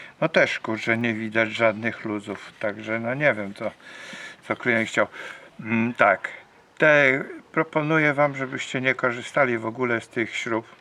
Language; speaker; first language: Polish; native; Polish